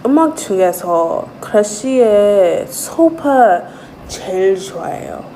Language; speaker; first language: Korean; non-native, learner; English